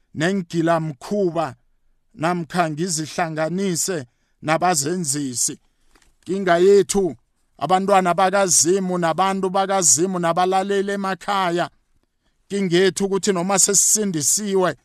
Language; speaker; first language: Zulu; non-native, local second language; South Ndebele